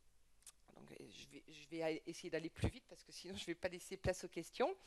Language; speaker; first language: French; native; French